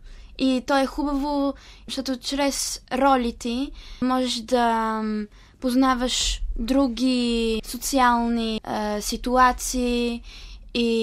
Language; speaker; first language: Bulgarian; early bilingual, heritage; Italian